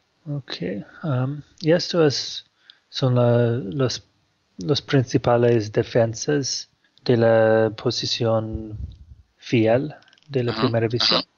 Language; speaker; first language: Spanish; non-native, fluent; English